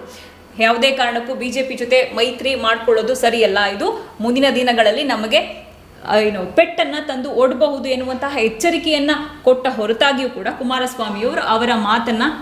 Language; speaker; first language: Kannada; native; Kannada